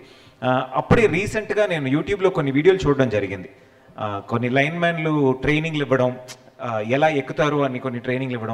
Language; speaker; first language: Telugu; native; Telugu